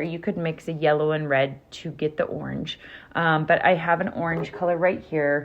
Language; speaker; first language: English; native; English